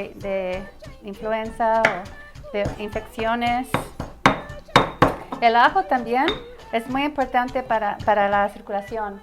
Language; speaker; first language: Spanish; early bilingual, heritage; Spanish